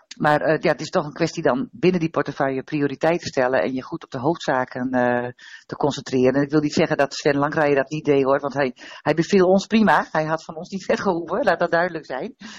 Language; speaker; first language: Dutch; native; Dutch